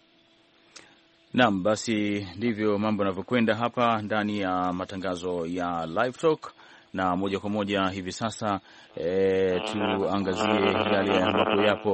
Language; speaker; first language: Swahili; native; Swahili